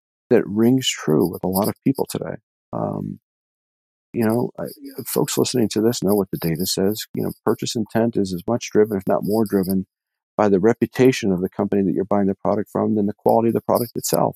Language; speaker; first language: English; native; English